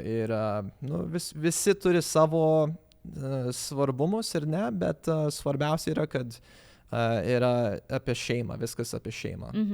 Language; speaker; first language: Lithuanian; early bilingual, heritage; Lithuanian